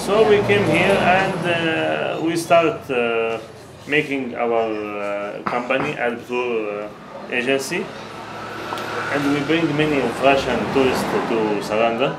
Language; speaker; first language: English; non-native, learner; Arabic